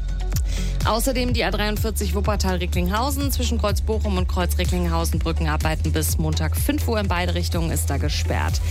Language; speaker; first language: German; native; German